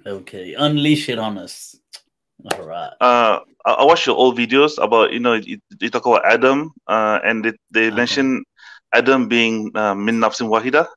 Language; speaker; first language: English; non-native, local second language; Malay